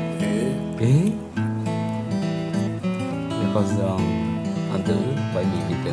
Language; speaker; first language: Vietnamese; non-native, learner; Japanese